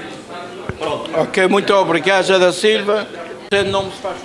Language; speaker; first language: Portuguese; native; Portuguese